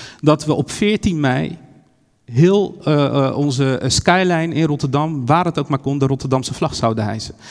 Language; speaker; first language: Dutch; early bilingual, other home language; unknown